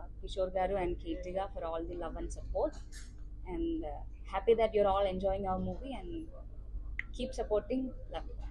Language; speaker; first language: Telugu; non-native, learner; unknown